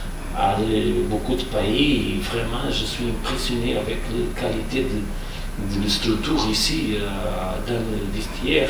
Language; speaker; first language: French; non-native, fluent; Portuguese